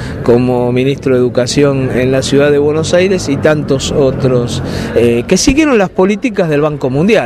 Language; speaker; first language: Spanish; native; Spanish